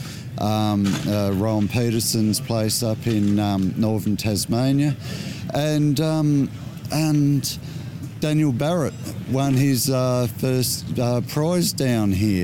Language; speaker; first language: English; native; English